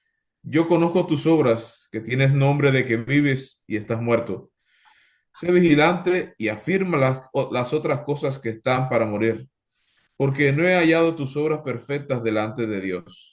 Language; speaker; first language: Spanish; native; Spanish